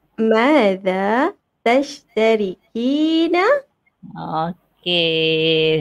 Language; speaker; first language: Arabic; non-native, local second language; Malay